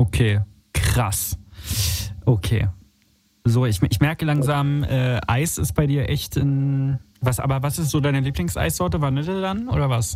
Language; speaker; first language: German; native; German